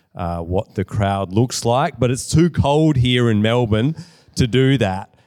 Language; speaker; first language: English; native; English